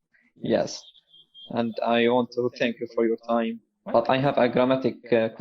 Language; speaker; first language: English; non-native, learner; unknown